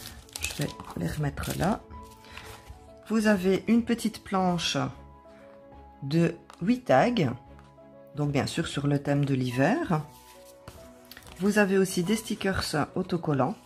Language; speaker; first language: French; native; French